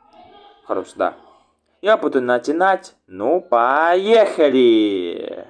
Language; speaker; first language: Russian; non-native, local second language; Latvian